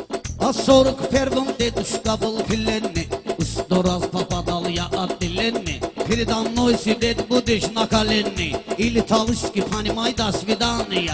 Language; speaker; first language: Russian; non-native, local second language; Talysh